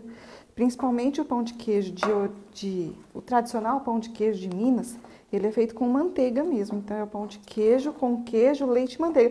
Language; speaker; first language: Portuguese; native; Portuguese